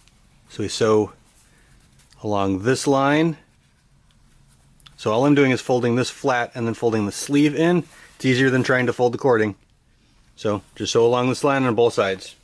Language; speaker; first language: English; native; English